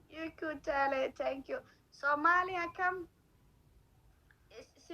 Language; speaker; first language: English; non-native, learner; Somali